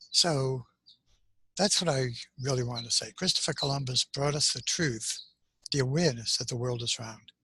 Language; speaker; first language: English; native; English